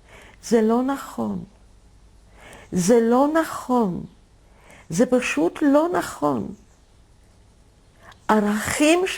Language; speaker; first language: Hebrew; non-native, fluent; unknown